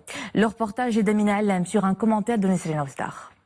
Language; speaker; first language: French; non-native, local second language; Arabic